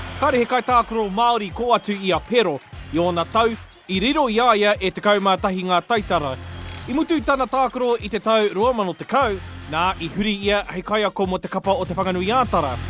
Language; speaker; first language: Māori; non-native, local second language; English